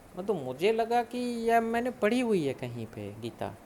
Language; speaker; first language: Hindi; non-native, local second language; Gujarati